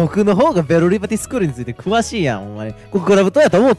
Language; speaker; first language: Japanese; native; Japanese